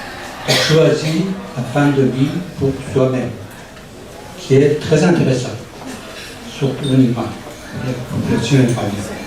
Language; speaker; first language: French; non-native, learner; Persian